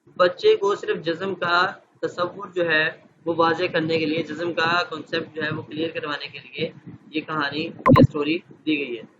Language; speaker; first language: Urdu; non-native, local second language; Punjabi